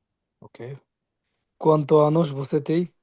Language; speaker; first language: Portuguese; non-native, learner; Bangla